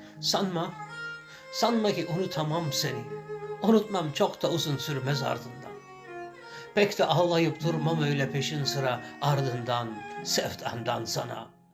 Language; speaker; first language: Turkish; native; Turkish